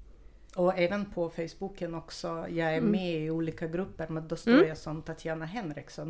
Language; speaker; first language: Swedish; non-native, fluent; Russian